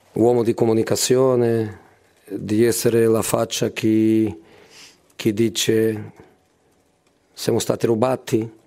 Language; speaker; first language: Italian; non-native, fluent; Portuguese